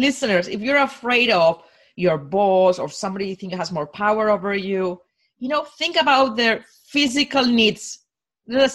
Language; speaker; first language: English; non-native, fluent; Spanish